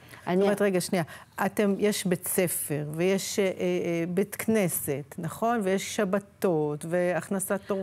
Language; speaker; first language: Hebrew; native; Hebrew